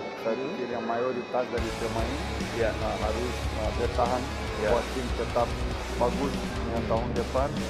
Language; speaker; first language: Indonesian; non-native, learner; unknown